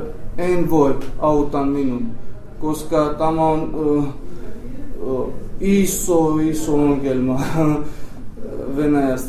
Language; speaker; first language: Finnish; non-native, learner; Armenian